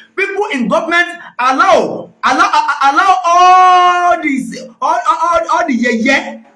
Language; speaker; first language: English; non-native, local second language; Yoruba